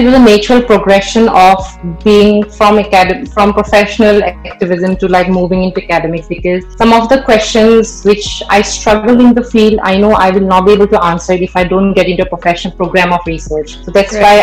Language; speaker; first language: English; non-native, local second language; Assamese